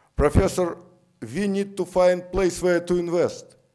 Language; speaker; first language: English; non-native, fluent; Russian